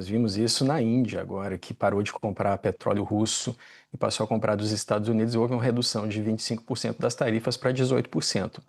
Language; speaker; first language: Portuguese; native; Portuguese